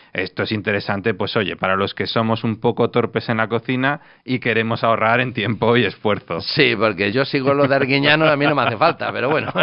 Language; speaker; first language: Spanish; non-native, fluent; Russian